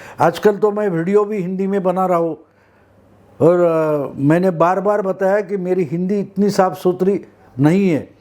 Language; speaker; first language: Hindi; non-native, local second language; Marathi